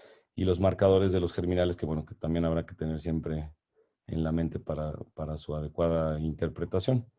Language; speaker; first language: Spanish; native; Spanish